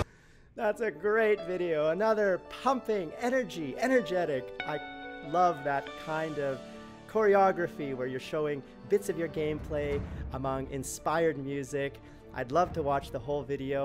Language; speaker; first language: English; native; English